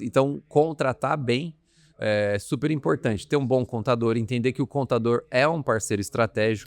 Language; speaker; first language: Portuguese; native; Portuguese